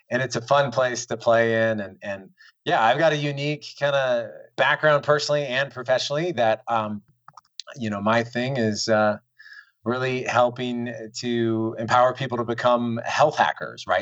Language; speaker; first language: English; native; English